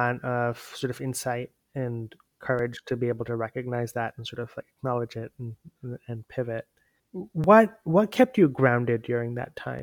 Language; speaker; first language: English; non-native, local second language; Hindi